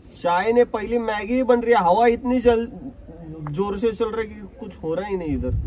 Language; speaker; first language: Hindi; non-native, local second language; Marathi